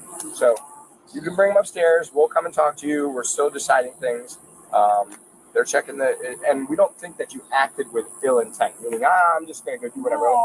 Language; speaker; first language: English; native; English